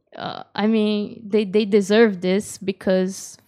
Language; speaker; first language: English; early bilingual, other home language; Japanese